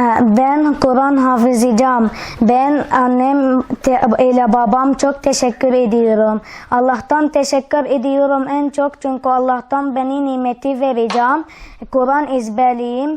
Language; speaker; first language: Turkish; early bilingual, other home language; Arabic